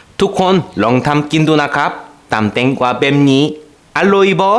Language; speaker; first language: Thai; non-native, fluent; Korean